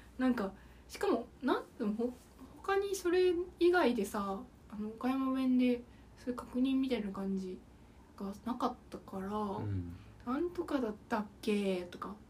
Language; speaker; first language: Japanese; native; Japanese